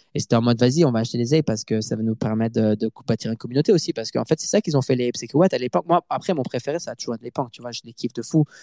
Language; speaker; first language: French; native; French